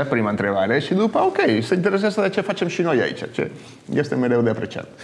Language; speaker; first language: Romanian; non-native, fluent; Spanish